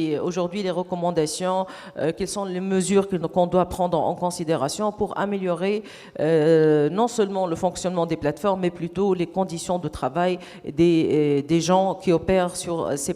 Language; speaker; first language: French; non-native, local second language; Arabic